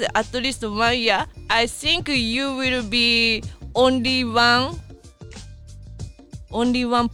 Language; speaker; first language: English; non-native, learner; Japanese